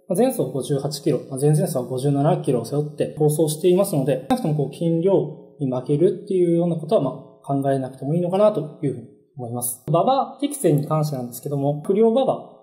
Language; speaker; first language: Japanese; native; Japanese